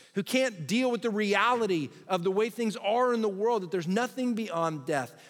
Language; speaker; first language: English; native; English